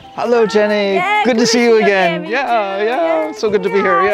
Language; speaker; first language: English; native; English